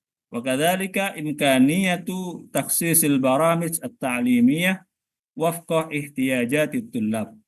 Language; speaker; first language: Arabic; non-native, fluent; Indonesian